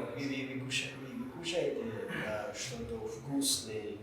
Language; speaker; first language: Russian; non-native, learner; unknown